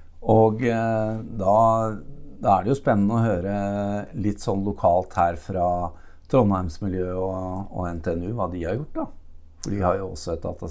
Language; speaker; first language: Norwegian; native; Norwegian